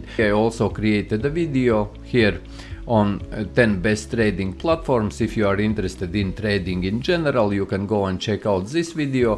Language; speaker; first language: English; non-native, fluent; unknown